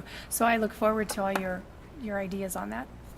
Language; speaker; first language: English; native; English